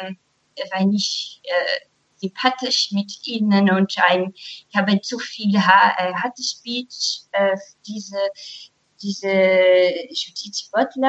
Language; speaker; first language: German; non-native, learner; Portuguese